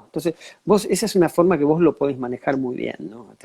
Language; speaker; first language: Spanish; native; Spanish